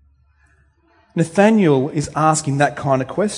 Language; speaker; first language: English; native; English